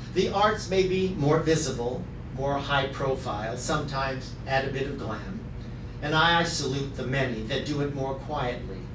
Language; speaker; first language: English; native; English